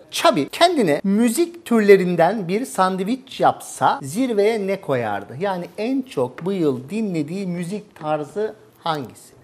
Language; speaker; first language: Turkish; native; Turkish